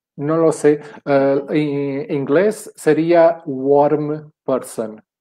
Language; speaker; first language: Spanish; non-native, fluent; Portuguese